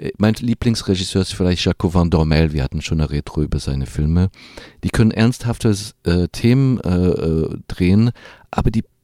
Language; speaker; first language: German; non-native, fluent; French